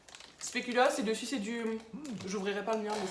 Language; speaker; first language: French; native; French